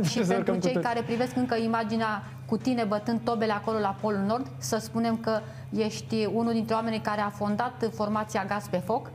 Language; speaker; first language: Romanian; native; Romanian